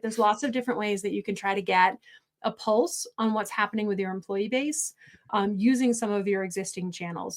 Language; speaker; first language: English; native; English